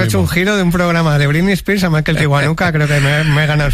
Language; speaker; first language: Spanish; native; Spanish